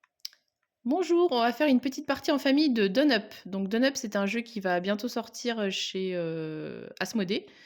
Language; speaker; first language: French; native; French